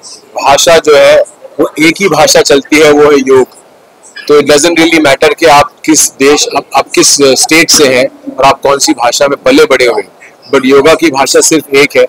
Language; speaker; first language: Hindi; native; Hindi